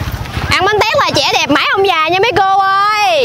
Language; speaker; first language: Vietnamese; native; Vietnamese